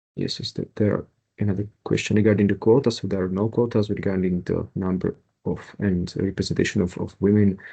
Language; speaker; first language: English; non-native, fluent; Slovak